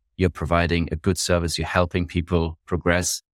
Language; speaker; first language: English; non-native, fluent; German